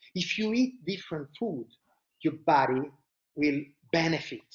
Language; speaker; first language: English; non-native, fluent; Italian